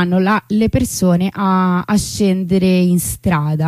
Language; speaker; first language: Italian; native; Italian